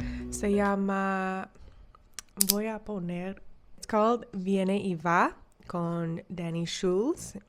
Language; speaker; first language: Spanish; non-native, learner; English